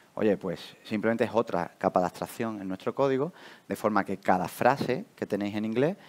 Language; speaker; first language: Spanish; native; Spanish